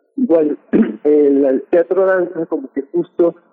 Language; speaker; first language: Spanish; native; Spanish